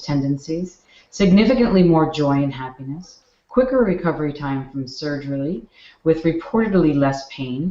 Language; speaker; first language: English; native; English